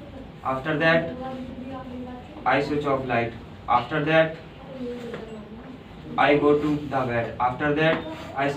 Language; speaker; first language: English; non-native, learner; Hindi